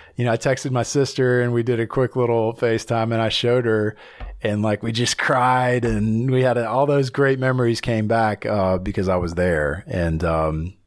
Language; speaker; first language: English; native; English